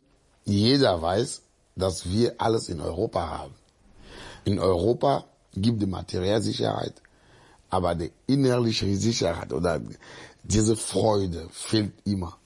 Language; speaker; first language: German; non-native, fluent; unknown